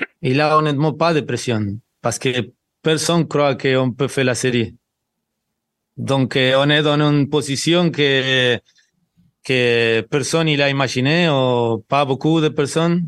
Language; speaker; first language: French; non-native, learner; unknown